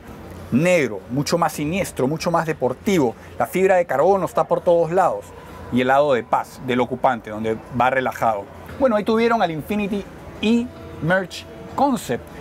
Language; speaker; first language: Spanish; native; Spanish